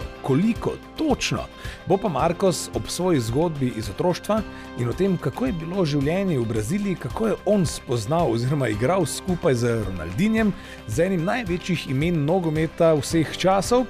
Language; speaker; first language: Slovenian; native; Slovenian